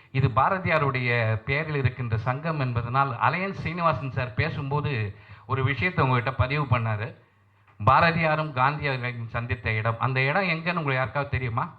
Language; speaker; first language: Tamil; non-native, local second language; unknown